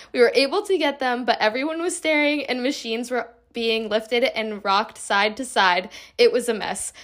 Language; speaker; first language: English; native; English